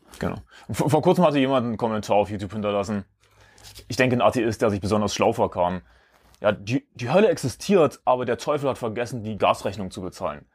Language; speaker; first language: German; native; German